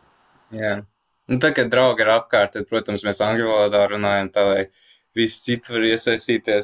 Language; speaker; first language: Latvian; early bilingual, heritage; Latvian